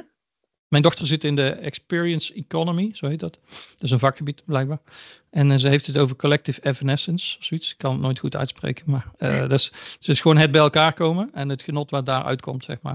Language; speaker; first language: Dutch; native; Dutch